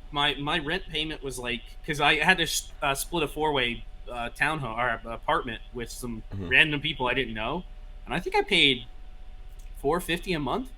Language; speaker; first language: English; native; English